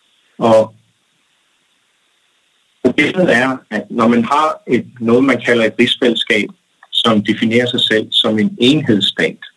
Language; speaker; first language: Danish; non-native, local second language; Kalaallisut